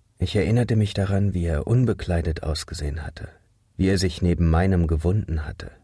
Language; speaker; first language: German; native; German